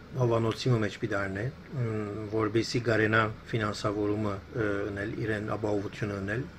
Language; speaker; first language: Armenian; early bilingual, heritage; Armenian